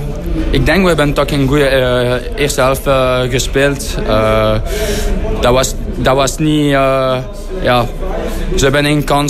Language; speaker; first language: Dutch; non-native, fluent; French